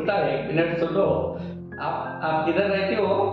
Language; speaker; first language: Hindi; non-native, local second language; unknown